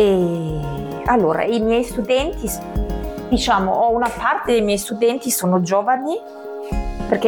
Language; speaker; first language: Italian; non-native, fluent; German